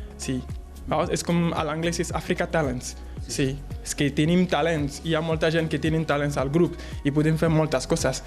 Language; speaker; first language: Catalan; non-native, fluent; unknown